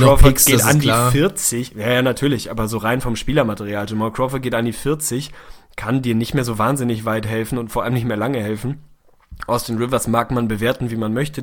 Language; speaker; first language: German; native; German